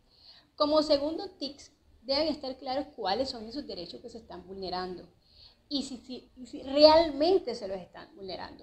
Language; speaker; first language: Spanish; native; Spanish